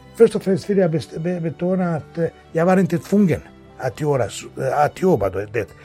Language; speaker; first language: Swedish; non-native, fluent; Bosnian